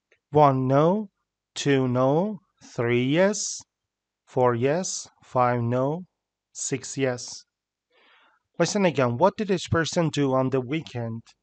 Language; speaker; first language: English; non-native, fluent; Persian